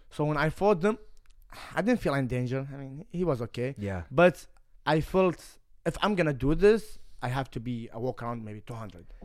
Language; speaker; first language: English; non-native, fluent; Arabic